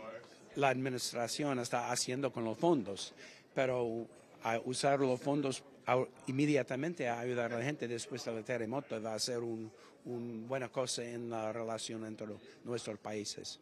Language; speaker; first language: Spanish; non-native, fluent; English